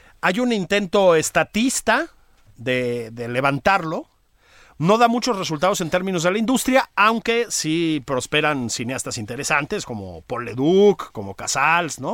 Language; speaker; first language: Spanish; native; Spanish